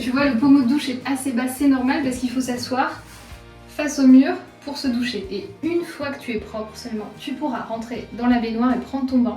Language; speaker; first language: French; native; French